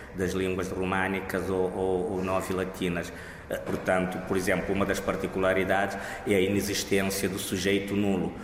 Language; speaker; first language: Portuguese; non-native, local second language; Kabuverdianu